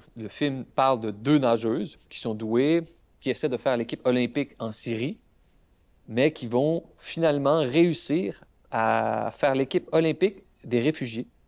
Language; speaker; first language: French; native; French